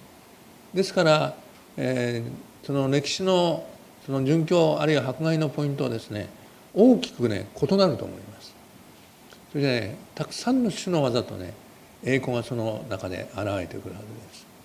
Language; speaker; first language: Japanese; native; Japanese